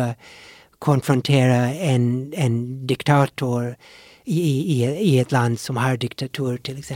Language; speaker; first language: Swedish; non-native, fluent; English